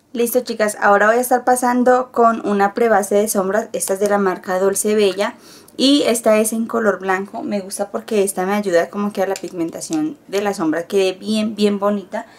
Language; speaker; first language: Spanish; native; Spanish